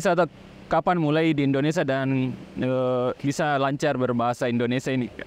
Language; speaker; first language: Indonesian; native; Indonesian